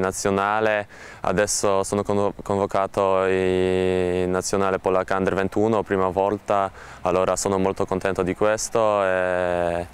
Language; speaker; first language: Italian; non-native, learner; Polish